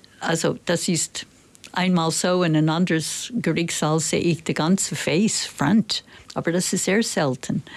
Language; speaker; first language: German; non-native, fluent; English